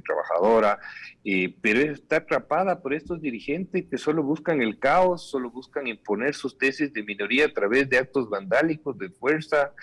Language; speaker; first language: Spanish; native; Spanish